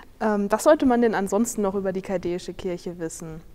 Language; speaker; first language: German; native; German